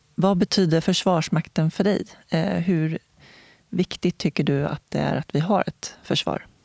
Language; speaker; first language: Swedish; native; Swedish